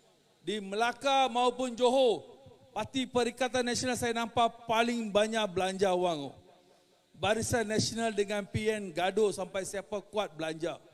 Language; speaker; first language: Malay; non-native, local second language; Tamil